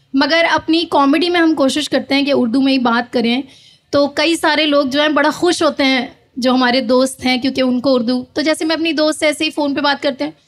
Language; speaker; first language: Hindi; native; Hindi